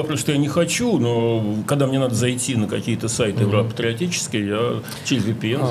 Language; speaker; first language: Russian; native; Russian